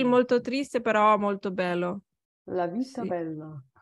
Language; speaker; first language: Italian; non-native, learner; Catalan